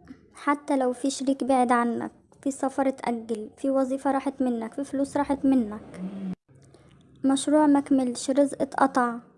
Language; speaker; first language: Arabic; native; Arabic